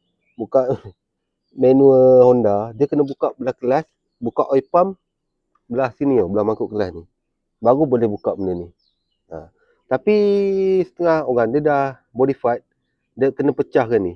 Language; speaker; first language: Malay; native; Malay